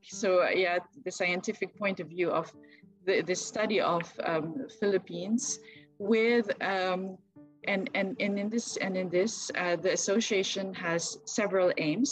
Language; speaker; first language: English; non-native, local second language; Filipino